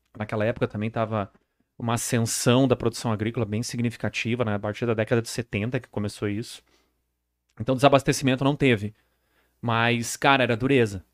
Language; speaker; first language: Portuguese; native; Portuguese